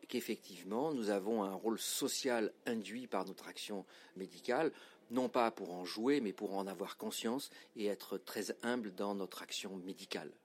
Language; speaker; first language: French; native; French